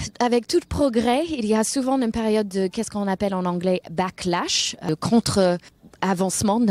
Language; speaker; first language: French; non-native, fluent; English